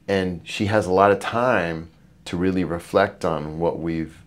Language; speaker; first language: English; native; English